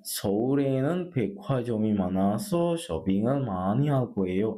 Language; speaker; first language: Korean; non-native, fluent; Sinhala